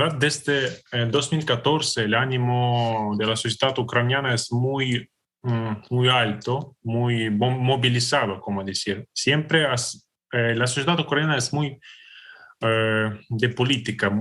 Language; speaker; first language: Spanish; non-native, fluent; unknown